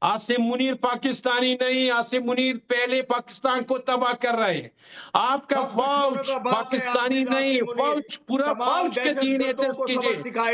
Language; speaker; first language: Hindi; non-native, fluent; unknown